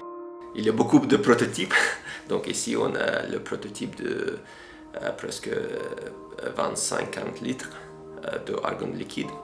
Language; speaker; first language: French; non-native, fluent; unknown